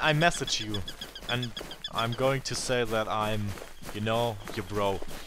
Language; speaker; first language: English; non-native, learner; German